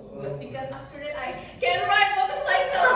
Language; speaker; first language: English; non-native, learner; Indonesian